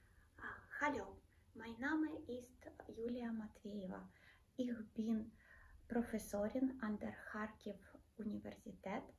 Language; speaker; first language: German; non-native, fluent; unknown